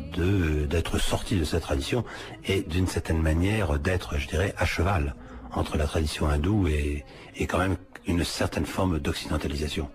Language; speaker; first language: French; native; French